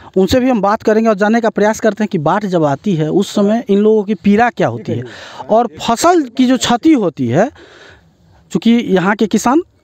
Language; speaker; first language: Hindi; native; Hindi